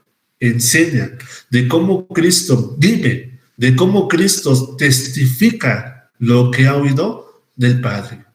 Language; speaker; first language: Spanish; native; Spanish